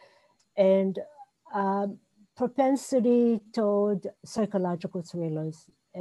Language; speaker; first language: English; non-native, fluent; Hebrew